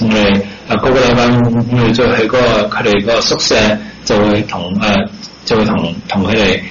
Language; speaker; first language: Chinese; early bilingual, heritage; Cantonese